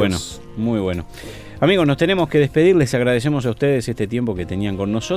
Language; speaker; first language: Spanish; native; Spanish